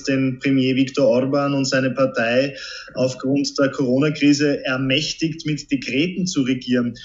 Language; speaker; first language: German; native; German